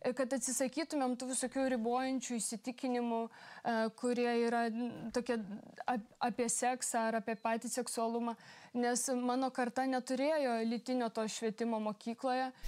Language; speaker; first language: Lithuanian; non-native, local second language; Polish